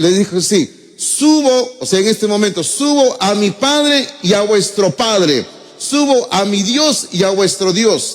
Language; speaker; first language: Spanish; native; Spanish